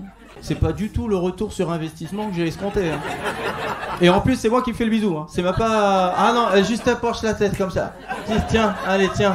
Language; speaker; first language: French; native; French